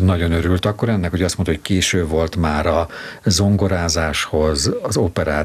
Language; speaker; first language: Hungarian; native; Hungarian